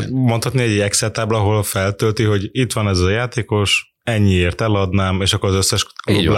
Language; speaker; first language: Hungarian; native; Hungarian